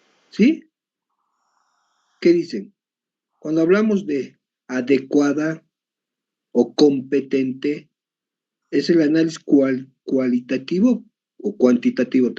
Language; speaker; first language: Spanish; native; Spanish